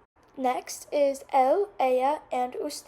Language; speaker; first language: Spanish; non-native, fluent; English